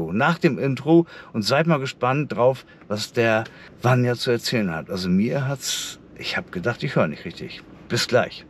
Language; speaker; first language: German; native; German